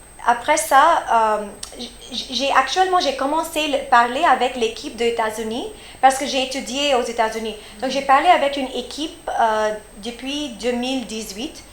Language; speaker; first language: French; early bilingual, heritage; French